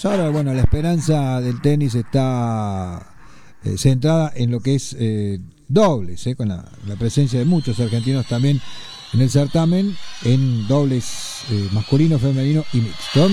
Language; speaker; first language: Spanish; native; Spanish